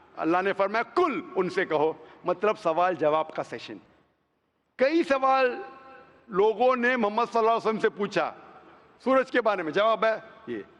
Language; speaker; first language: Hindi; non-native, local second language; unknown